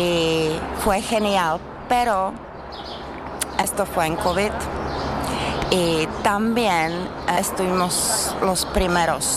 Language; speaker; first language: Spanish; non-native, learner; Czech